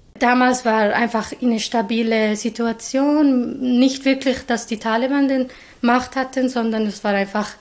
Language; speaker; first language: German; non-native, fluent; Persian